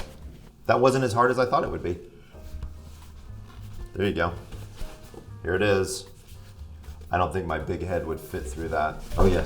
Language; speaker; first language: English; native; English